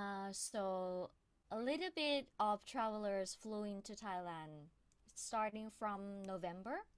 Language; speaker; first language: English; non-native, fluent; Thai